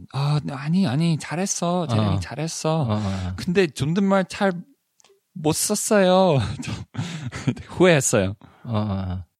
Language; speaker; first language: Korean; non-native, fluent; English